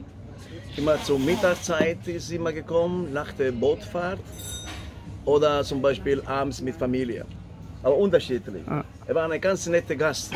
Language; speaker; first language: German; non-native, learner; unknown